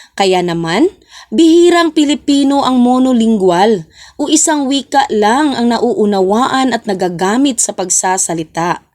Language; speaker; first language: Filipino; non-native, local second language; Cebuano